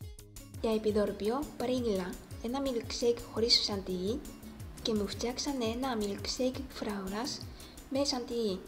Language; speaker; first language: Greek; non-native, fluent; Japanese